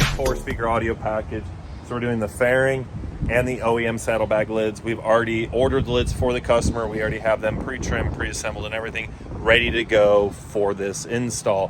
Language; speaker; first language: English; native; English